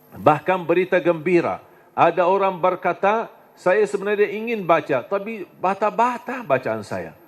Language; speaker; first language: Indonesian; non-native, fluent; Arabic